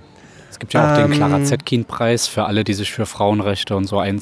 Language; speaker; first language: German; native; German